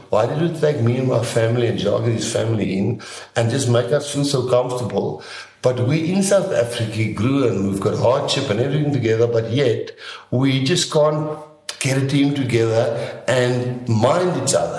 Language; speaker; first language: English; non-native, local second language; Afrikaans